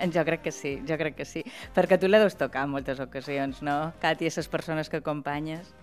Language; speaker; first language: Catalan; native; Catalan